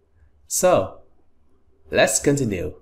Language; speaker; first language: English; non-native, fluent; Vietnamese